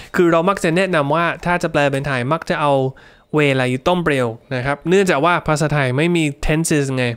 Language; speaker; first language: Thai; non-native, fluent; English